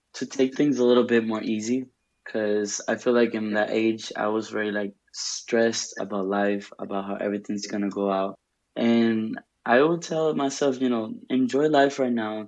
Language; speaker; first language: English; early bilingual, other home language; Spanish